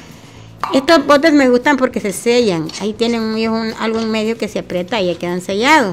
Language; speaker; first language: Spanish; native; Spanish